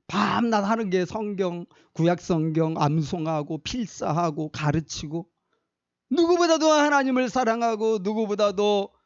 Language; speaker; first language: Korean; native; Korean